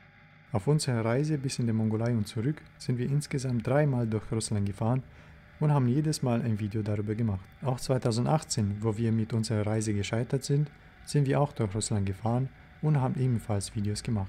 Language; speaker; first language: German; native; German